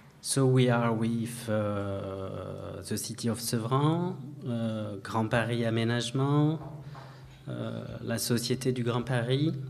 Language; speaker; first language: English; non-native, learner; French